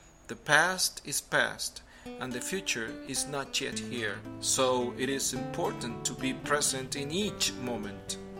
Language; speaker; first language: English; non-native, fluent; Spanish